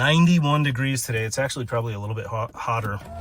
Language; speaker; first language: English; native; English